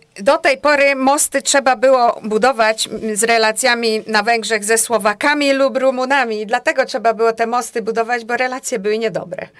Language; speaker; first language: Polish; non-native, fluent; Hungarian